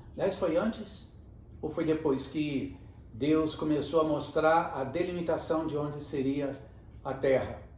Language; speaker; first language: Portuguese; native; Portuguese